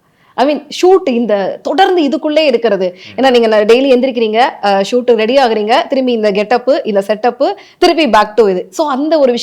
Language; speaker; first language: Tamil; native; Tamil